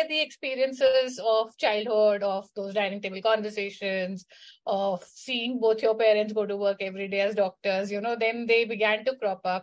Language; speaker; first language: English; non-native, local second language; Hindi